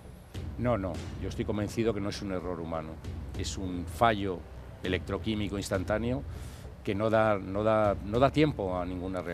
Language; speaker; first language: Spanish; native; Spanish